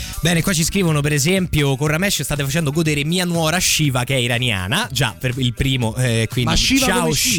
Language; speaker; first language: Italian; native; Italian